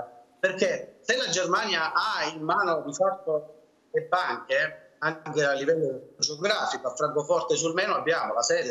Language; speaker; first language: Italian; native; Italian